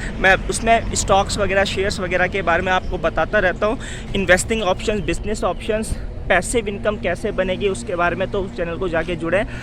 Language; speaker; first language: Hindi; native; Hindi